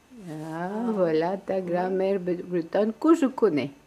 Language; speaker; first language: French; non-native, local second language; Russian